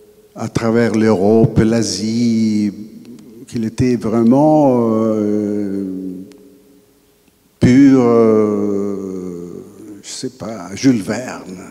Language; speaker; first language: French; non-native, fluent; Italian